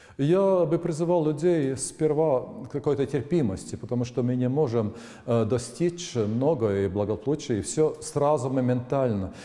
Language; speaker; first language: Russian; non-native, local second language; Latvian